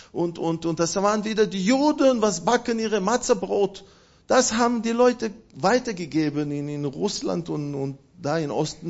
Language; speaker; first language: German; non-native, fluent; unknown